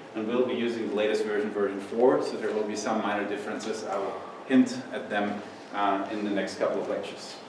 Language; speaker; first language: English; non-native, fluent; German